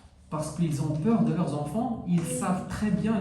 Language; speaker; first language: French; non-native, local second language; Arabic